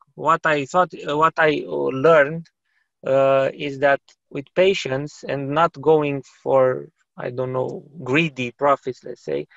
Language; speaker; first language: English; non-native, fluent; Romanian